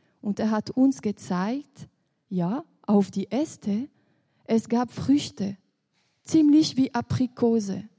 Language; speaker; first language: German; non-native, local second language; French